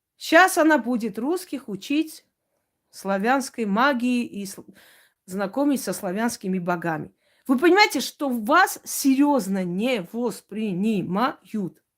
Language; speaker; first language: Russian; non-native, local second language; Armenian